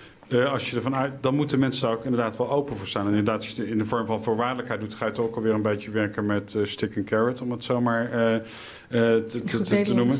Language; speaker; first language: Dutch; native; Dutch